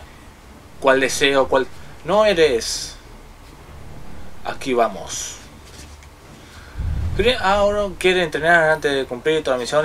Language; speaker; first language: Spanish; native; Spanish